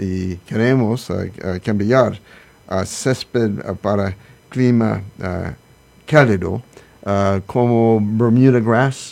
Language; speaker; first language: Spanish; non-native, learner; English